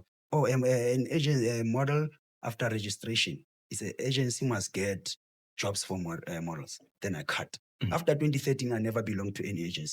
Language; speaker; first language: English; non-native, local second language; Southern Sotho